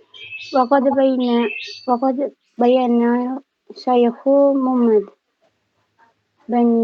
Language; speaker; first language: Arabic; non-native, learner; Indonesian